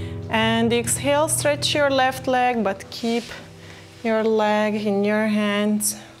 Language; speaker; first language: English; non-native, fluent; Hungarian